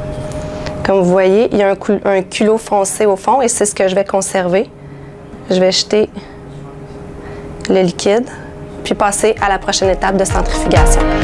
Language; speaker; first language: French; native; French